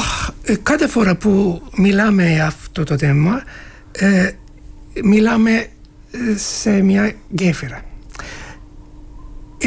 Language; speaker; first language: Greek; non-native, fluent; Turkish